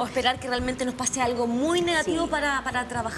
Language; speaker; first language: Spanish; native; Spanish